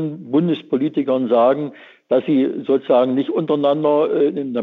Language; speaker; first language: German; native; German